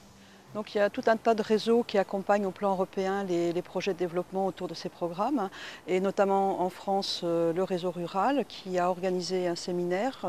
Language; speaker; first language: French; native; French